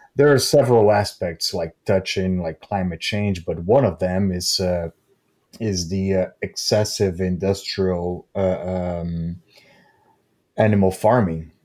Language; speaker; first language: English; non-native, fluent; Portuguese